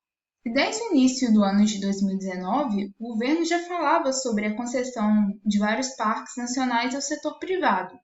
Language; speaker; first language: Portuguese; native; Portuguese